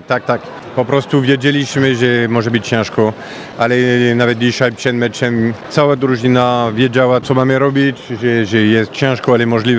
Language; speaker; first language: Polish; non-native, fluent; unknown